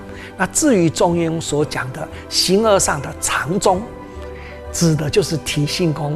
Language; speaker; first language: Chinese; native; Chinese